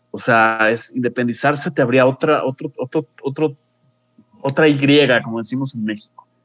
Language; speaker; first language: Spanish; native; Spanish